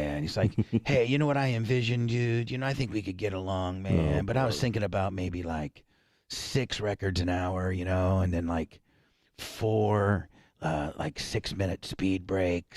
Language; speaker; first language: English; native; English